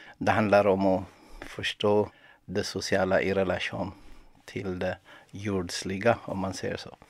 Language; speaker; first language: Swedish; non-native, fluent; Amharic